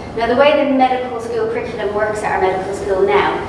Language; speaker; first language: English; native; English